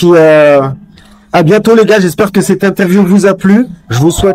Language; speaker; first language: French; native; French